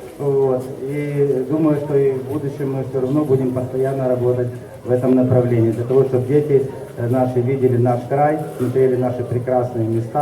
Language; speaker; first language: Russian; native; Russian